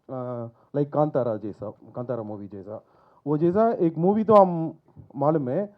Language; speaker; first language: Hindi; non-native, local second language; Telugu